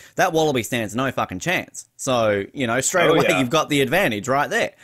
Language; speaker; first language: English; native; English